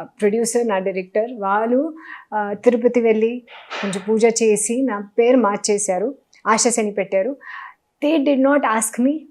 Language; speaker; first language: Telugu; non-native, local second language; Hindi